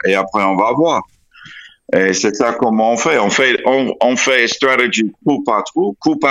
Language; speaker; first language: French; non-native, fluent; English